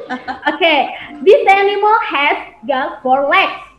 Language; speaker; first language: English; non-native, fluent; Indonesian